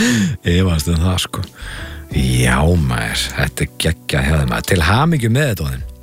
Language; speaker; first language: Icelandic; native; Icelandic